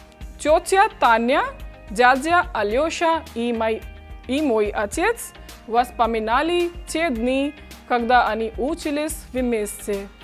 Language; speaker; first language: Russian; non-native, fluent; English